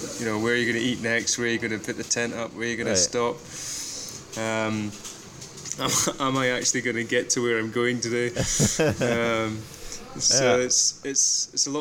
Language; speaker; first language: English; native; English